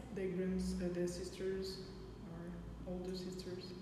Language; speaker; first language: English; non-native, learner; French